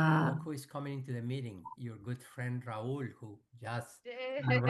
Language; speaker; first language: English; non-native, fluent; Spanish